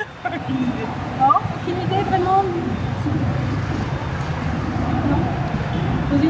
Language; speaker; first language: French; native; French